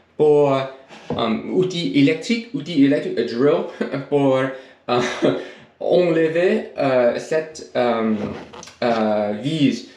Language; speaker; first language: French; non-native, learner; English